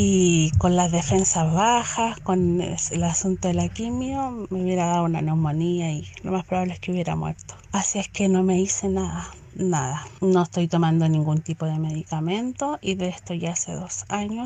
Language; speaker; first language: Spanish; native; Spanish